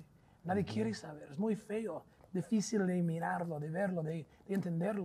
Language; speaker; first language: Spanish; non-native, fluent; English